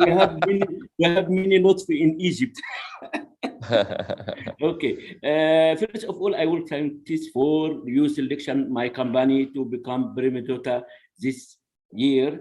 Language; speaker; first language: English; non-native, learner; Arabic